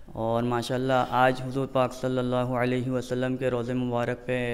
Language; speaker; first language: Hindi; non-native, local second language; Urdu